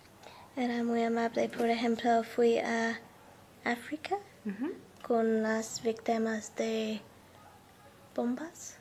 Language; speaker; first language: Spanish; non-native, learner; English